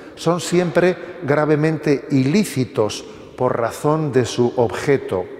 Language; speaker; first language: Spanish; native; Spanish